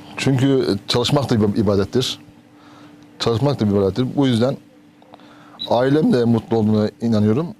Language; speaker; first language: Turkish; native; Turkish